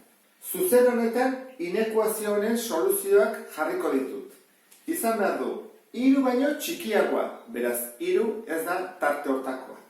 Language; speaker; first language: Basque; native; Basque